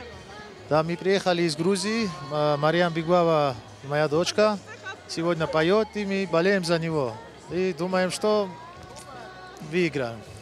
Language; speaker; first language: Russian; non-native, fluent; Georgian